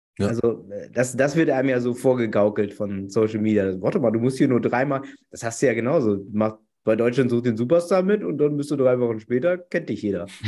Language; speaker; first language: German; native; German